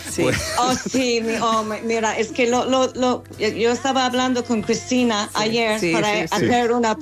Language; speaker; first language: Spanish; non-native, fluent; English